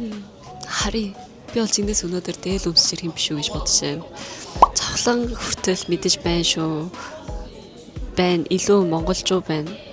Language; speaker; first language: Mongolian; early bilingual, heritage; Korean